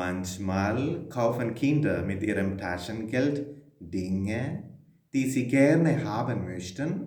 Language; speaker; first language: German; non-native, fluent; Malayalam